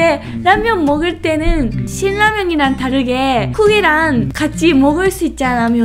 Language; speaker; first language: Korean; non-native, fluent; Japanese